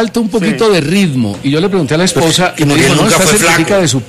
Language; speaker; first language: Spanish; native; Spanish